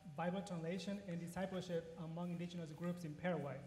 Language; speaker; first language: English; non-native, fluent; Spanish